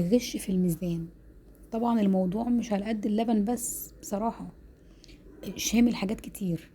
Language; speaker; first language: Arabic; native; Arabic